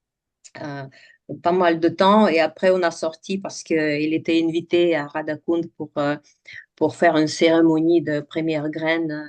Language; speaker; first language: French; non-native, fluent; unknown